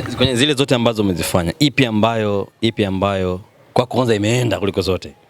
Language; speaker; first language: Swahili; native; Swahili